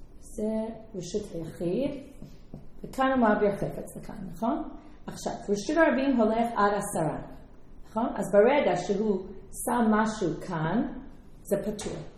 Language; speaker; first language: Hebrew; non-native, fluent; English